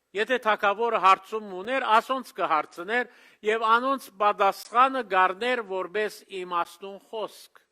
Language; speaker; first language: Armenian; early bilingual, heritage; Armenian